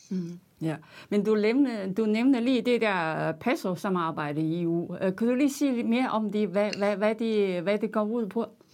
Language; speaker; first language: Danish; non-native, fluent; Chinese